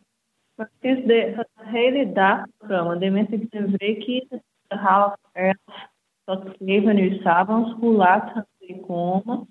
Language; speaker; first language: Dutch; non-native, learner; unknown